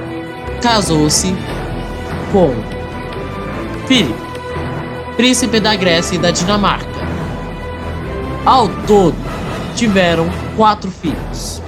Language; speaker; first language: Portuguese; native; Portuguese